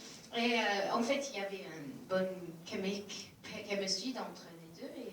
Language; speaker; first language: French; non-native, learner; English